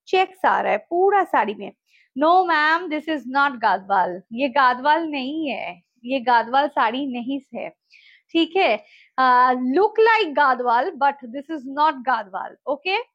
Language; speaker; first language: Hindi; non-native, local second language; Bangla